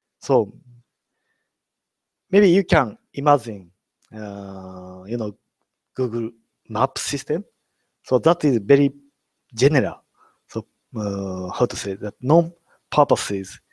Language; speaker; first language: English; non-native, learner; Japanese